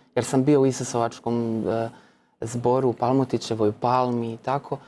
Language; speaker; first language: Croatian; native; Croatian